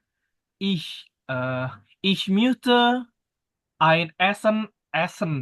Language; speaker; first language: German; non-native, learner; Indonesian